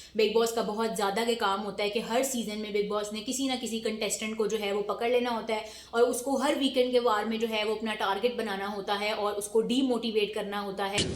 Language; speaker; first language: Urdu; native; Urdu